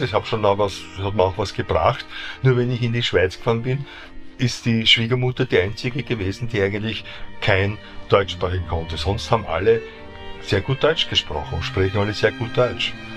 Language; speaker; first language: German; native; German